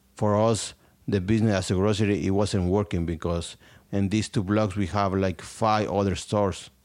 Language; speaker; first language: English; non-native, learner; Spanish